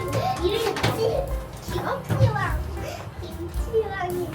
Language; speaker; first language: Korean; early bilingual, other home language; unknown